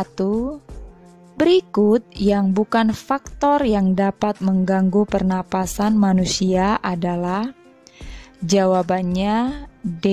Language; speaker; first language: Indonesian; native; Indonesian